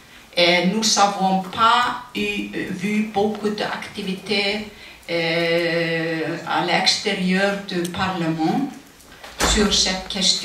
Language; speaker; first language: French; non-native, learner; Icelandic